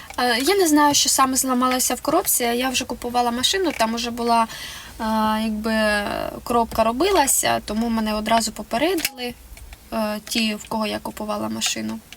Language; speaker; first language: Ukrainian; non-native, local second language; Russian